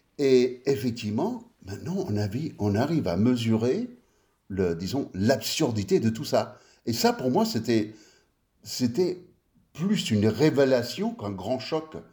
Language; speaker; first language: French; early bilingual, other home language; Italian